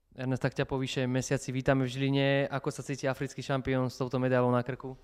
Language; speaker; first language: Slovak; native; Slovak